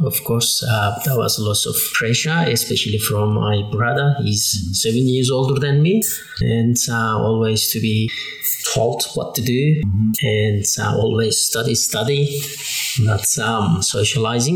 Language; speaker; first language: English; non-native, fluent; Turkish